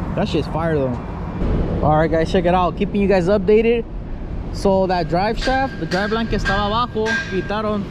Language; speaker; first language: English; early bilingual, other home language; Spanish